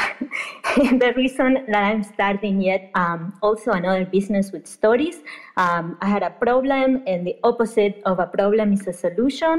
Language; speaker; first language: English; non-native, fluent; Spanish